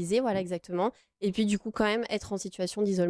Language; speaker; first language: French; native; French